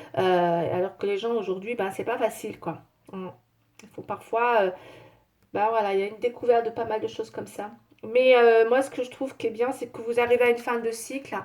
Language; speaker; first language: French; native; French